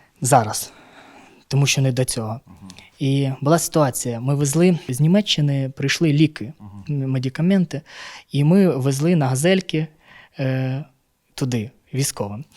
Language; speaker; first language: Ukrainian; non-native, local second language; Russian